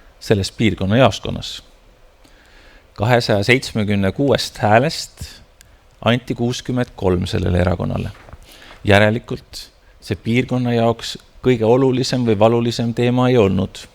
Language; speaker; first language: Estonian; native; Estonian